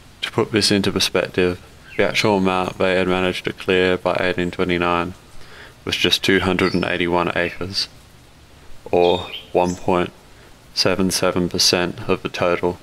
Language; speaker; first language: English; native; English